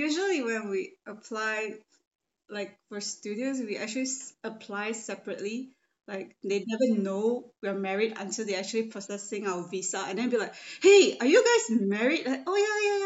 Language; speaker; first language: English; non-native, local second language; Chinese